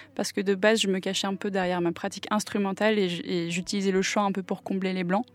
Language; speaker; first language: French; non-native, local second language; English